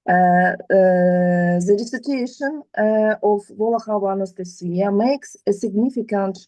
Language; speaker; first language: English; non-native, fluent; Ukrainian